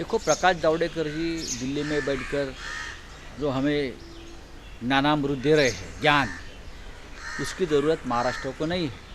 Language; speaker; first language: Hindi; non-native, local second language; Marathi